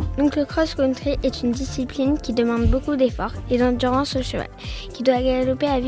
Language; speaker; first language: French; native; French